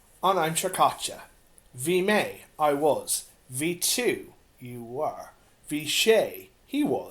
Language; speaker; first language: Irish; non-native, local second language; English